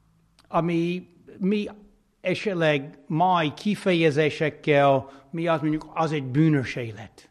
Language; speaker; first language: Hungarian; non-native, fluent; English